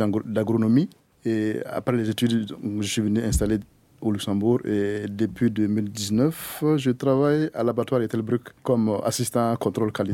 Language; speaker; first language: French; non-native, local second language; Mossi